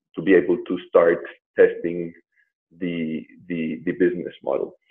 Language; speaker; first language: English; non-native, fluent; Spanish